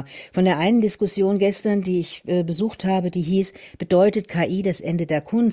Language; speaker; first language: German; native; German